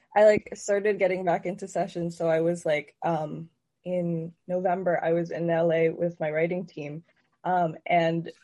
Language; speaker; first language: English; native; English